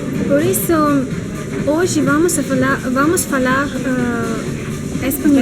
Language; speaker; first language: Portuguese; non-native, learner; Russian